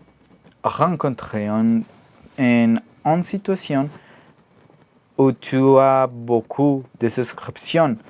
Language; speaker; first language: French; non-native, learner; Spanish